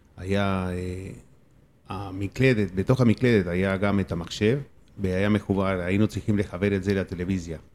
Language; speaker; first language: Hebrew; non-native, fluent; Spanish